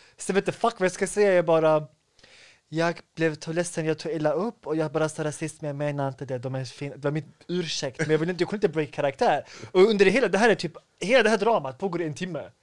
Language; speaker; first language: Swedish; early bilingual, other home language; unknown